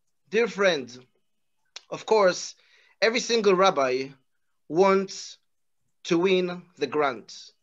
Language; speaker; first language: English; non-native, fluent; Hebrew